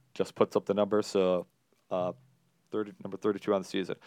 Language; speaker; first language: English; native; English